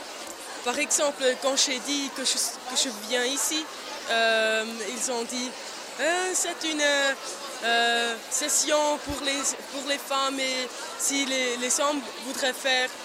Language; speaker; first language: French; non-native, local second language; German